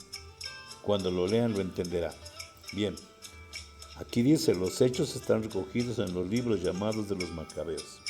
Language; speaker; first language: Spanish; native; Spanish